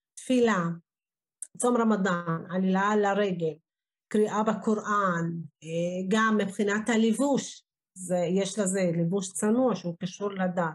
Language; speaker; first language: Hebrew; non-native, local second language; Arabic